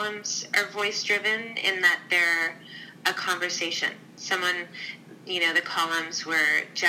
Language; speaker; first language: English; native; English